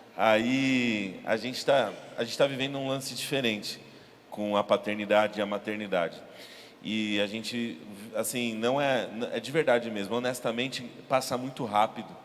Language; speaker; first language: Portuguese; native; Portuguese